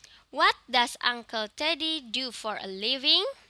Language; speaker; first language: English; non-native, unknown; Indonesian